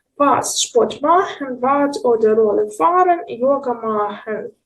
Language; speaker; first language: German; non-native, learner; Ukrainian